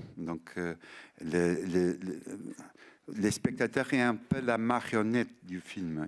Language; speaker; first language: French; non-native, fluent; Portuguese